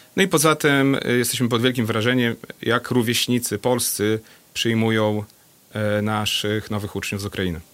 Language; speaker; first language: Polish; native; Polish